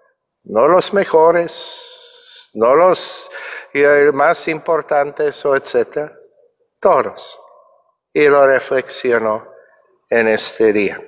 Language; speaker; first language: Spanish; non-native, fluent; English